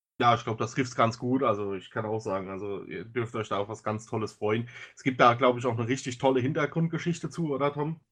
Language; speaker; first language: German; native; German